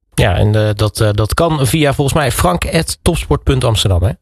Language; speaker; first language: Dutch; native; Dutch